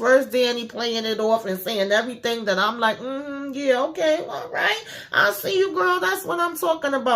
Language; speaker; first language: English; native; English